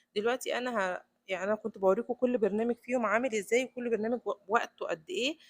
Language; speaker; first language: Egyptian Arabic; native; Egyptian Arabic